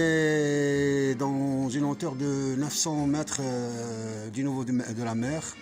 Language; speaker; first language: French; non-native, fluent; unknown